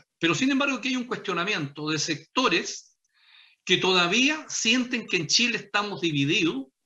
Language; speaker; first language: Spanish; native; Spanish